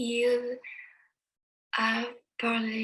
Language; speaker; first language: French; non-native, learner; English